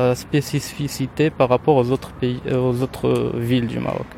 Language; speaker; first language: French; non-native, local second language; Arabic